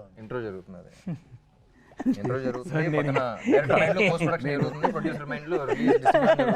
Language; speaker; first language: Telugu; native; Telugu